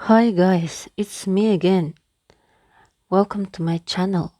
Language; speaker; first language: English; non-native, fluent; Kazakh